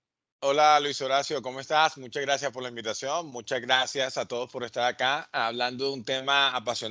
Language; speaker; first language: Spanish; native; Spanish